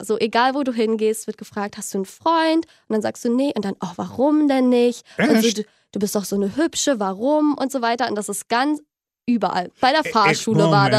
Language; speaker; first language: German; native; German